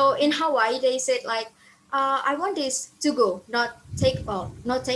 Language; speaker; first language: English; non-native, fluent; Indonesian